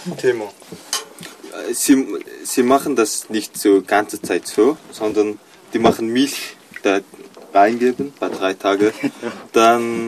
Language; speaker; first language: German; non-native, learner; Mongolian